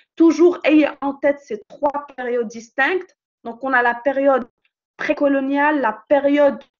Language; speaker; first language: French; non-native, local second language; Arabic